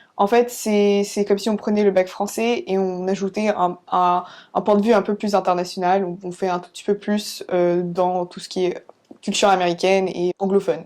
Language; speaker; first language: French; early bilingual, other home language; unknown